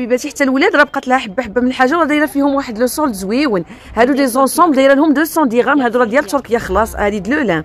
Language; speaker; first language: Arabic; native; Arabic